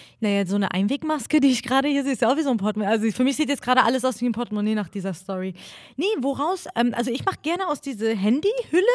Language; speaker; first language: German; early bilingual, other home language; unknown